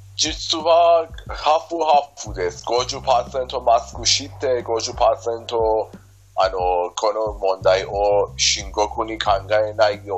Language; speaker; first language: Japanese; non-native, fluent; Persian